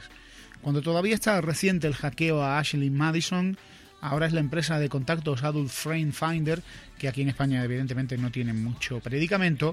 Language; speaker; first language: Spanish; native; Spanish